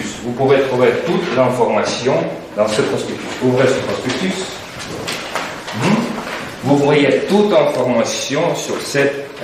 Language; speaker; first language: French; non-native, fluent; Russian